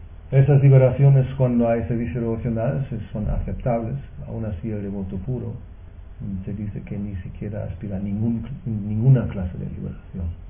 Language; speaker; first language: Spanish; native; Spanish